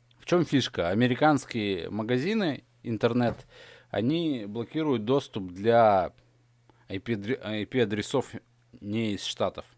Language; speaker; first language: Russian; native; Russian